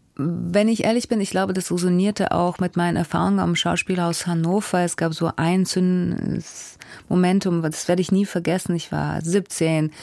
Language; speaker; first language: German; early bilingual, other home language; Russian